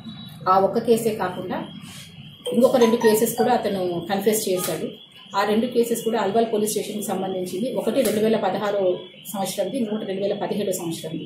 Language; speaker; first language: Telugu; native; Telugu